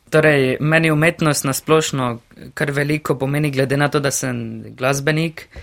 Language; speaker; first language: Slovenian; native; Slovenian